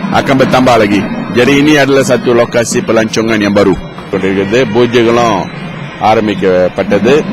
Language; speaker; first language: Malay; non-native, local second language; Tamil